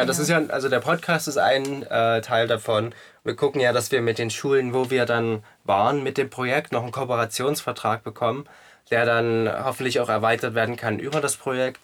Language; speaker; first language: German; native; German